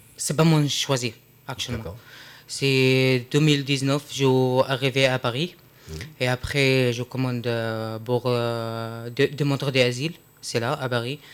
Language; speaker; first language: French; non-native, learner; Arabic